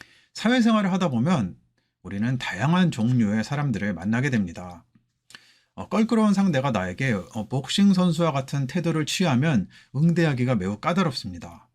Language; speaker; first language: Korean; native; Korean